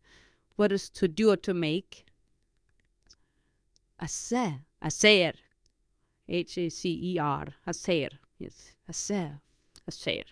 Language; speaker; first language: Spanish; non-native, fluent; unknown